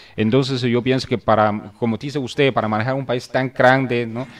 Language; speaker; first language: Spanish; non-native, fluent; Chinese